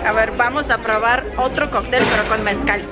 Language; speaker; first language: Spanish; non-native, learner; Russian